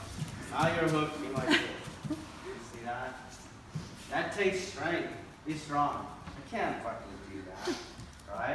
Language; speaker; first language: English; native; English